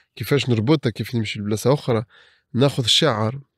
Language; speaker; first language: Arabic; early bilingual, other home language; French